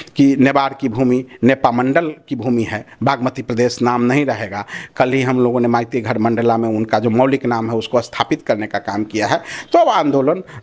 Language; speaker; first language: Hindi; non-native, local second language; Maithili